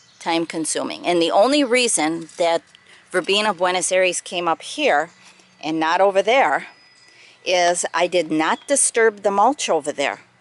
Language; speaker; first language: English; native; English